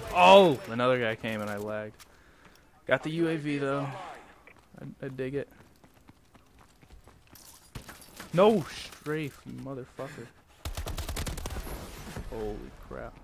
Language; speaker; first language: English; native; English